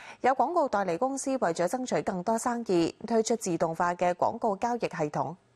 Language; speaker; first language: Chinese; non-native, local second language; Cantonese